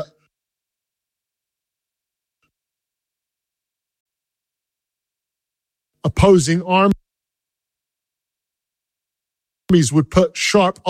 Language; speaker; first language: English; native; English